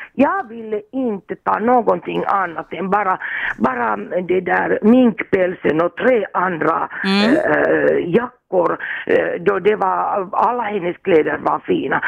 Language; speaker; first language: Swedish; non-native, fluent; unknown